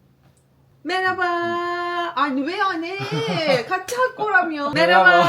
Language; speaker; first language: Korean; non-native, learner; Turkish